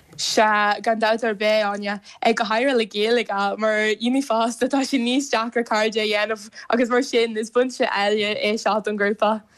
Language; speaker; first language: Irish; non-native, local second language; English